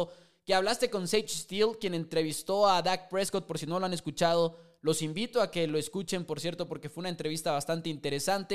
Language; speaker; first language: Spanish; native; Spanish